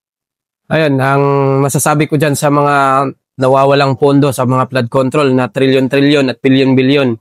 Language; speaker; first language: Filipino; native; Filipino